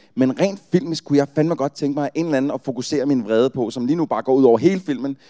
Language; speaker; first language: Danish; native; Danish